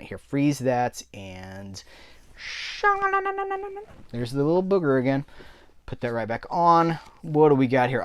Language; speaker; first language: English; native; English